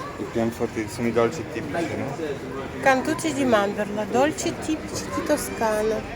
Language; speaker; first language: Italian; non-native, learner; Ukrainian